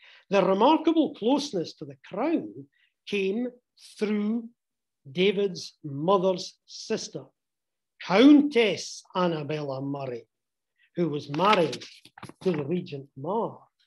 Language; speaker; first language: English; native; English